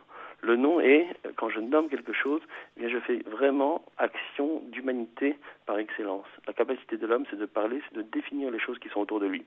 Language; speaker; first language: French; native; French